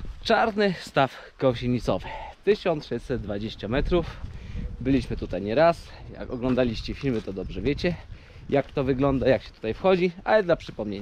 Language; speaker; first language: Polish; native; Polish